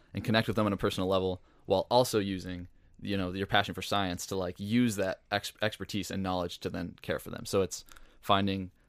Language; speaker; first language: English; native; English